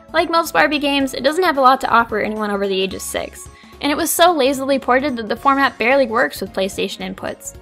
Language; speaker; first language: English; native; English